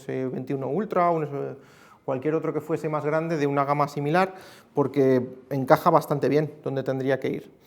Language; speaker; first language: Spanish; native; Spanish